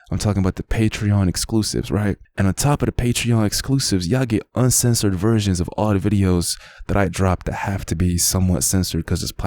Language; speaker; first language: English; native; English